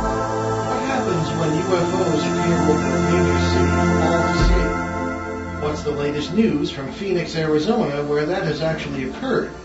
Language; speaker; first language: English; native; English